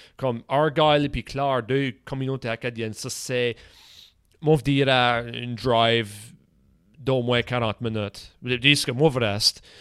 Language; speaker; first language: French; native; French